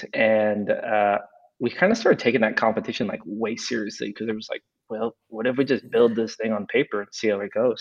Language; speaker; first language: English; native; English